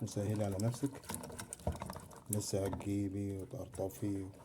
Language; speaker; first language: Arabic; native; Arabic